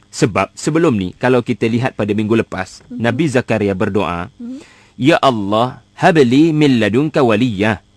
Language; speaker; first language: Malay; native; Malay